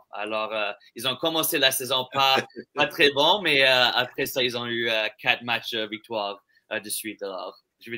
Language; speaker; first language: French; non-native, local second language; English